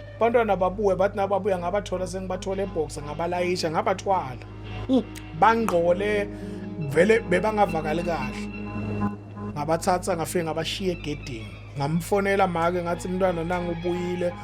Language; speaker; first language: Zulu; non-native, local second language; Swati